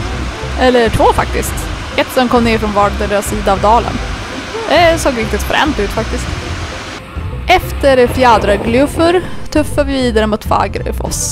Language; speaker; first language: Swedish; native; Swedish